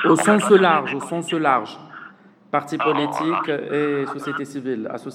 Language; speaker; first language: French; non-native, local second language; Arabic